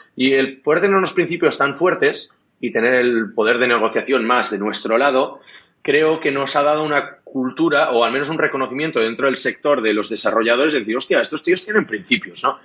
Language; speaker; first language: Spanish; non-native, local second language; Catalan